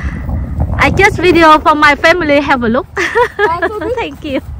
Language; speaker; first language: English; non-native, local second language; Vietnamese